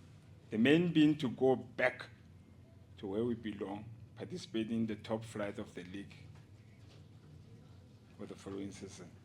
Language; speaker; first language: English; non-native, local second language; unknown